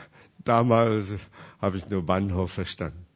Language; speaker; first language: German; non-native, fluent; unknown